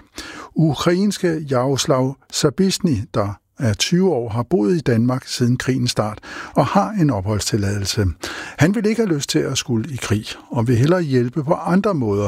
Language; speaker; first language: Danish; native; Danish